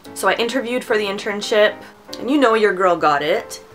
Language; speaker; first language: English; early bilingual, other home language; Romanian